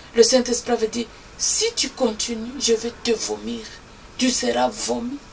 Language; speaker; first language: French; non-native, local second language; Swahili